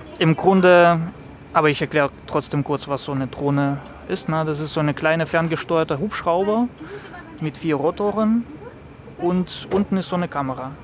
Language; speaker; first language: German; non-native, fluent; Russian